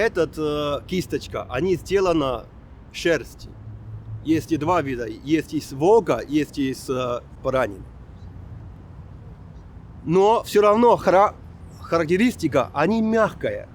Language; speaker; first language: Russian; non-native, fluent; Chinese